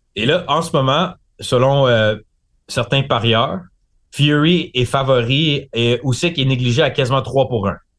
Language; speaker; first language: French; native; French